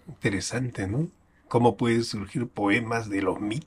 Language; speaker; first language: Spanish; native; Spanish